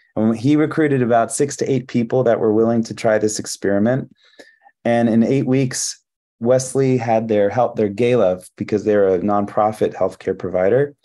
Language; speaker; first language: English; early bilingual, other home language; Hebrew